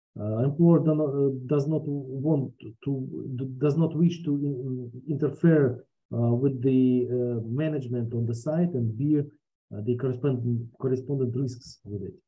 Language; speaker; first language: English; non-native, fluent; Russian